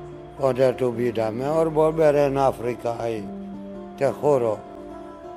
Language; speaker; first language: Spanish; non-native, learner; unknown